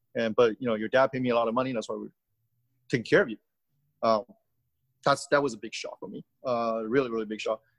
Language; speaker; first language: English; early bilingual, other home language; Chinese